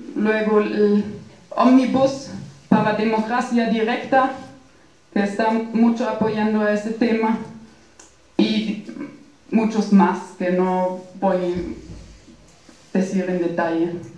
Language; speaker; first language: Spanish; non-native, fluent; German